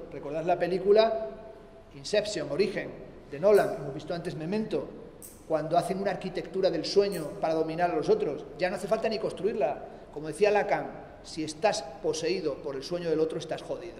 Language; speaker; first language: Spanish; native; Spanish